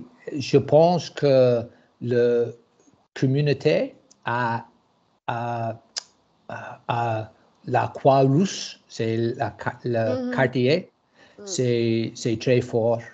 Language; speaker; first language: French; non-native, learner; English